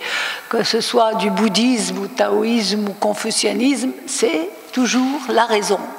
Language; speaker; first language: French; non-native, local second language; Arabic